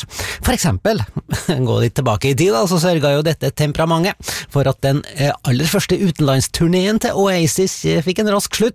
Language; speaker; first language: Norwegian; native; Norwegian